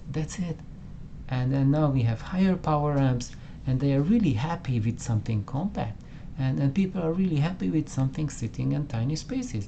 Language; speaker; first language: English; non-native, fluent; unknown